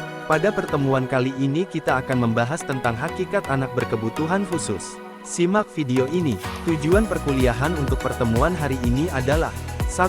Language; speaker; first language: Indonesian; native; Indonesian